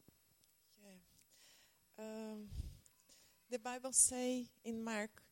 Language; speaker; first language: English; non-native, learner; Portuguese